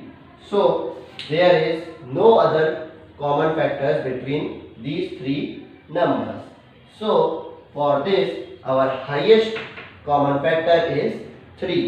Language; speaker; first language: English; non-native, local second language; Hindi